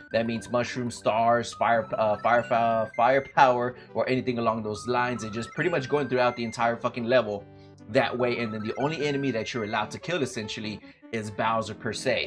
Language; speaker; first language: English; early bilingual, other home language; Spanish